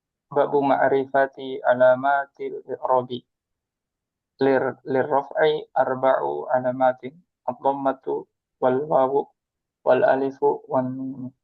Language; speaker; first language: Arabic; non-native, learner; Indonesian